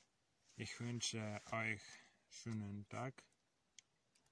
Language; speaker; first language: German; non-native, learner; Russian